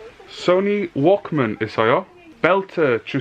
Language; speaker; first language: Korean; non-native, learner; English